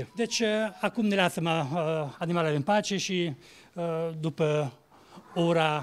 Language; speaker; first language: Romanian; non-native, local second language; Hungarian